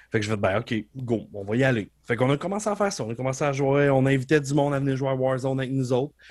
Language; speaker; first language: French; native; French